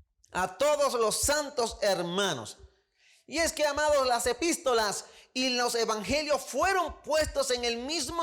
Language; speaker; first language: Spanish; native; Spanish